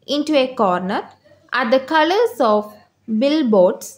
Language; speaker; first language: English; non-native, local second language; Malayalam